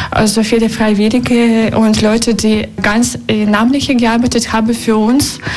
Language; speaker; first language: German; non-native, learner; Russian